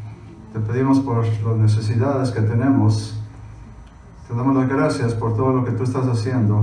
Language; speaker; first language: Spanish; native; Spanish